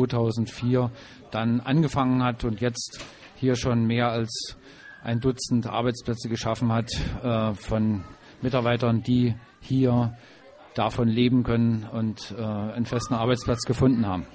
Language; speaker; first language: German; native; German